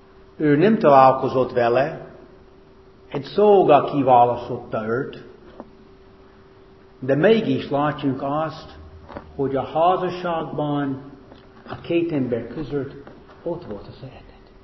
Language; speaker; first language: Hungarian; non-native, fluent; English